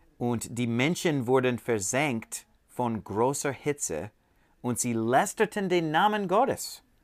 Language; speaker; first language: German; non-native, learner; English